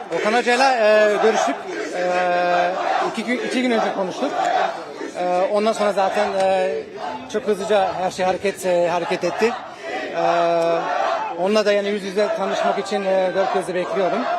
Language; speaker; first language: Turkish; early bilingual, heritage; Turkish